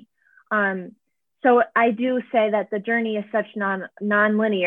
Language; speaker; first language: English; native; English